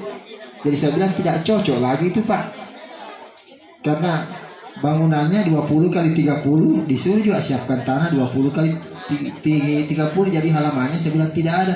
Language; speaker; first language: Indonesian; non-native, local second language; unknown